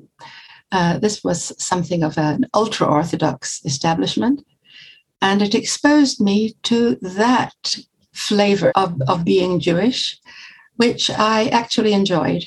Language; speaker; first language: English; native; English